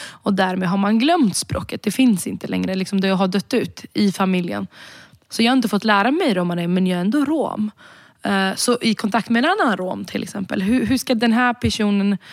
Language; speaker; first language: Swedish; early bilingual, other home language; Romany